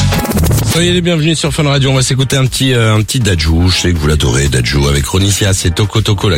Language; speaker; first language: French; native; French